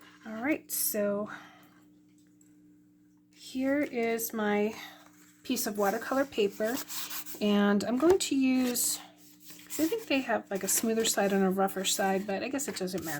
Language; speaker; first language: English; native; English